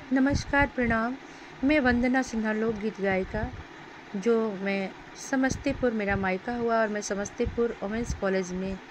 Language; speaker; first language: Hindi; native; Hindi